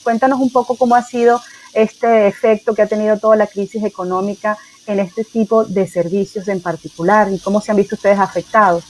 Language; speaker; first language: Spanish; native; Spanish